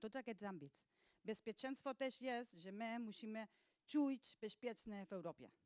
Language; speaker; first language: Polish; non-native, learner; Catalan